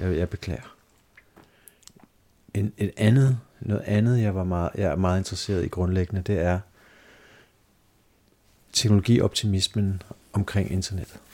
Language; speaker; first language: Danish; native; Danish